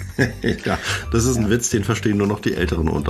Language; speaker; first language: German; native; German